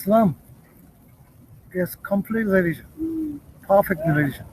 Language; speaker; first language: English; non-native, learner; Japanese